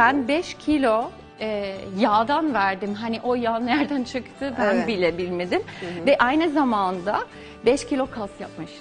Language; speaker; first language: Turkish; non-native, fluent; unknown